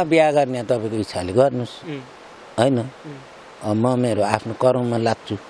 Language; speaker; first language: Nepali; native; Nepali